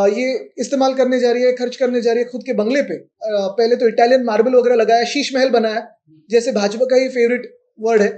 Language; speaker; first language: Hindi; non-native, local second language; Marathi